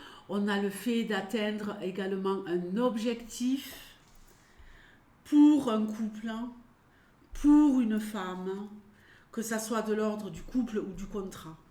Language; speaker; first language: French; native; French